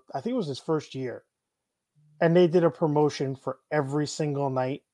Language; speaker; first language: English; native; English